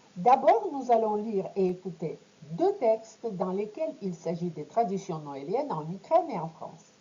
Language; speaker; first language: French; non-native, fluent; Ukrainian